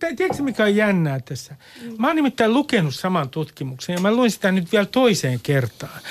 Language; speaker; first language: Finnish; native; Finnish